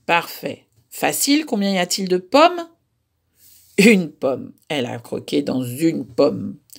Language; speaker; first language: French; native; French